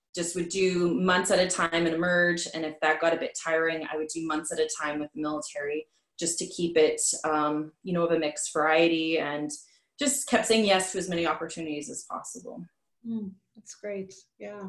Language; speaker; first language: English; native; English